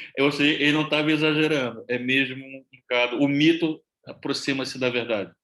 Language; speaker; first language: Portuguese; native; Portuguese